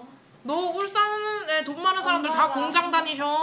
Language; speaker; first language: Korean; native; Korean